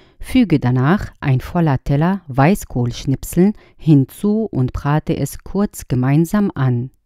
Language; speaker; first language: German; non-native, fluent; Arabic